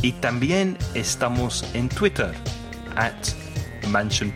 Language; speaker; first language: Spanish; non-native, fluent; English